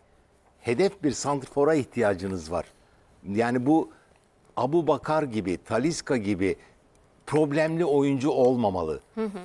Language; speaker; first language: Turkish; native; Turkish